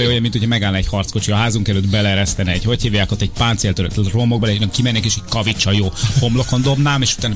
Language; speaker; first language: Hungarian; native; Hungarian